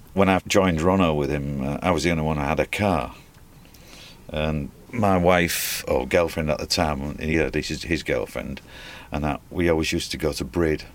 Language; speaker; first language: English; native; English